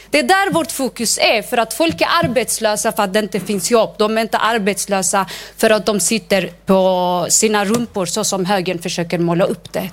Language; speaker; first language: Swedish; early bilingual, other home language; Arabic